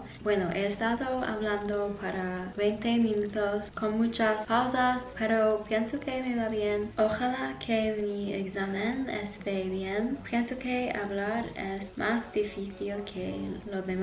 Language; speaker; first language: Spanish; non-native, learner; English